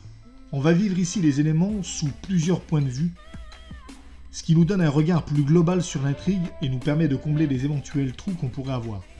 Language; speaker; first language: French; native; French